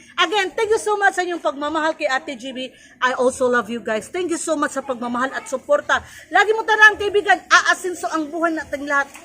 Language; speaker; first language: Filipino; non-native, local second language; Cebuano